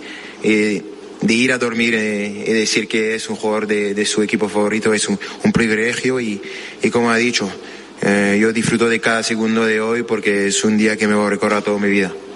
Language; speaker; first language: Spanish; non-native, fluent; French